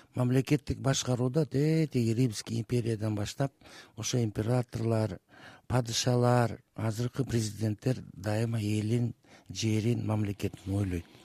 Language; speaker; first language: Kyrgyz; native; Kyrgyz